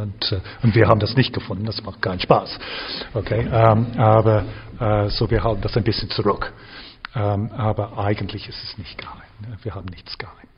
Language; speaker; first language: German; non-native, fluent; English